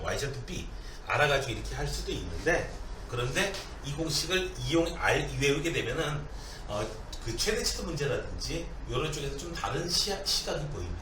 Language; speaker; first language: Korean; native; Korean